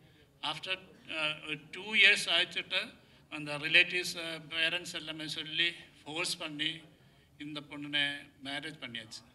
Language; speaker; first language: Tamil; non-native, learner; Malayalam